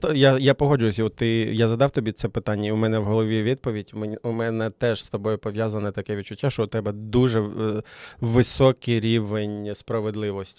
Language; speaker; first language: Ukrainian; native; Ukrainian